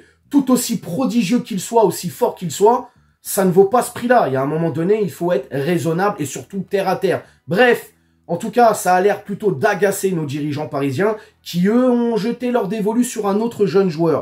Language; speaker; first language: French; native; French